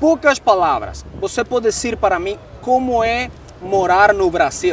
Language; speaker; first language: Portuguese; non-native, learner; Spanish